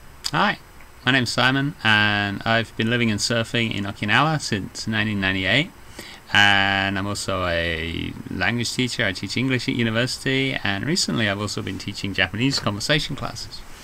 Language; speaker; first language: English; native; English